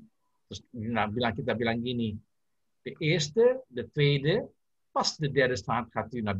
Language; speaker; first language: Dutch; non-native, learner; Indonesian